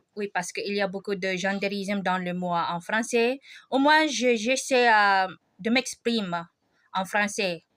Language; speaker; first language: French; non-native, learner; Filipino